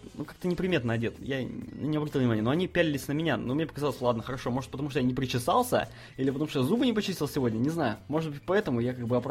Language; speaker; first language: Russian; native; Russian